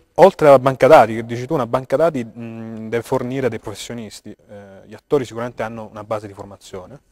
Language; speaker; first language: Italian; early bilingual, heritage; Italian